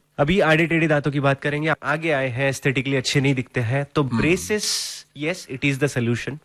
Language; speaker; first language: Hindi; non-native, local second language; Marathi